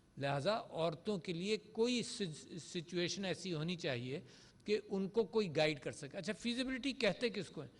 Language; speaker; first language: Urdu; native; Urdu